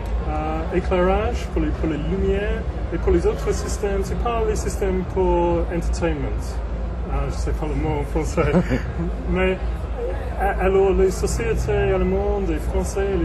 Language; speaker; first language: French; non-native, learner; English